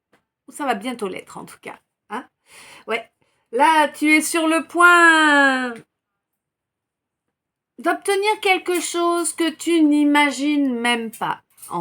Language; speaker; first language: French; native; French